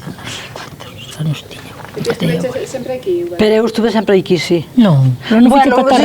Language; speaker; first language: Galician; native; Galician